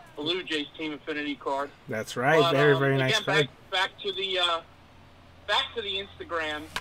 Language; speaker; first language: English; native; English